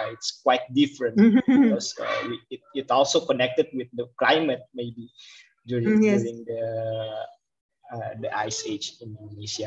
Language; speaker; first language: English; non-native, fluent; Indonesian